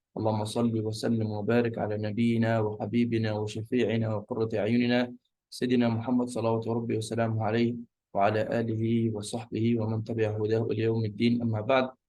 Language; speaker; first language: Indonesian; non-native, fluent; Arabic